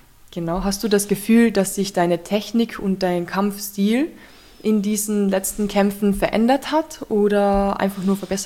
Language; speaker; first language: German; native; German